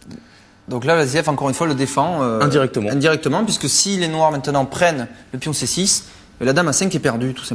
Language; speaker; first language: French; native; French